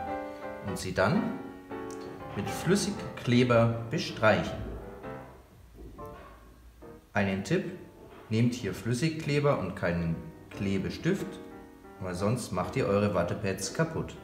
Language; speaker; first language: German; native; German